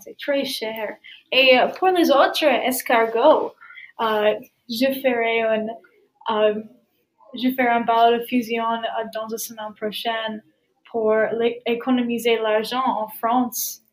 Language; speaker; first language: French; non-native, learner; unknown